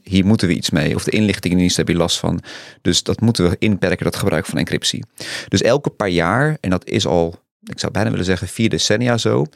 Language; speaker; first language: Dutch; native; Dutch